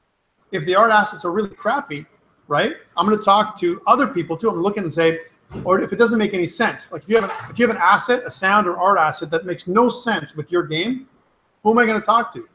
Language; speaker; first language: English; native; English